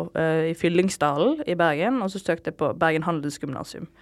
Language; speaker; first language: Norwegian; native; Norwegian